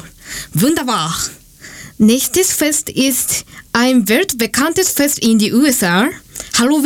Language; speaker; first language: German; non-native, learner; Japanese